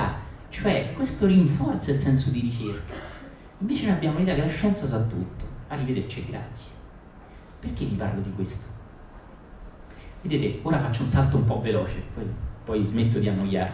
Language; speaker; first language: Italian; native; Italian